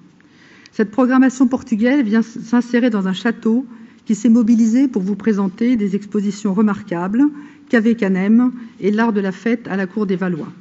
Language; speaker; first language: French; native; French